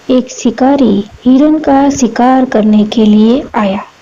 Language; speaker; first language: Hindi; non-native, local second language; Gujarati